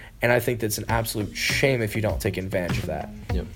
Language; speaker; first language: English; native; English